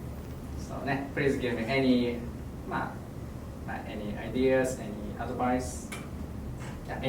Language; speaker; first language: English; non-native, fluent; Japanese